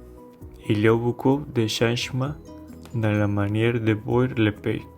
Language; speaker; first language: French; non-native, learner; Spanish